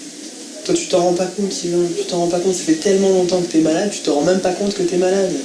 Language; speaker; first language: French; native; French